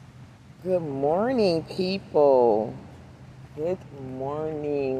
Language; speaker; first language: English; native; English